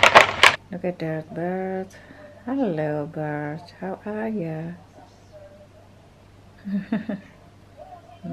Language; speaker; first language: English; non-native, learner; Indonesian